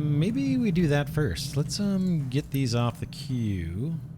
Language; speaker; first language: English; native; English